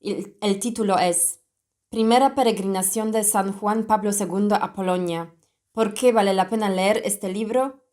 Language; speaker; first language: Spanish; non-native, fluent; Polish